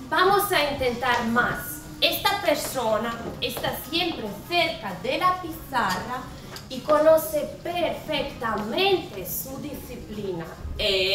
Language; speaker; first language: Spanish; non-native, learner; Russian